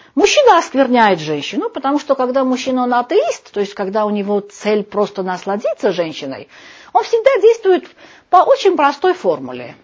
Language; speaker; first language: Russian; non-native, local second language; Armenian